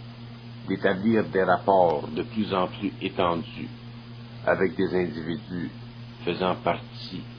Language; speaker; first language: French; native; French